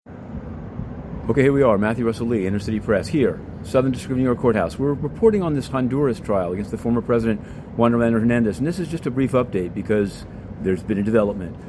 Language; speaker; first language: English; native; English